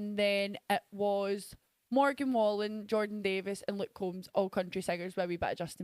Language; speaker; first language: English; native; English